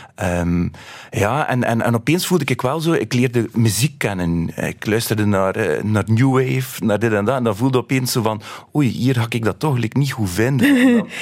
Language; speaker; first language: Dutch; native; Dutch